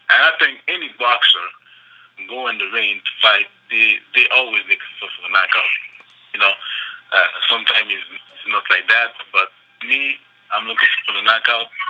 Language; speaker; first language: English; non-native, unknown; French